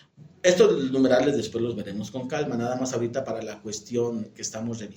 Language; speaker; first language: Spanish; native; Spanish